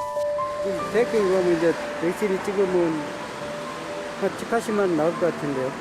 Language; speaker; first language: Korean; native; Korean